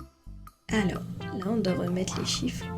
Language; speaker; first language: French; native; French